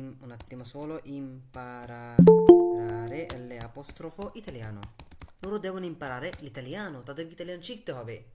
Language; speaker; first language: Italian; non-native, fluent; Bangla